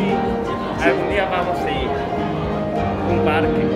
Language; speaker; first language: Spanish; non-native, learner; Korean